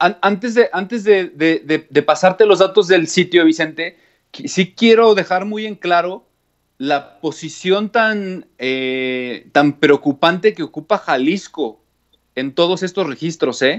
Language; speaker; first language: Spanish; native; Spanish